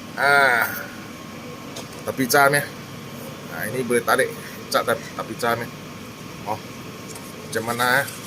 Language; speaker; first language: Malay; non-native, local second language; Min Nan Chinese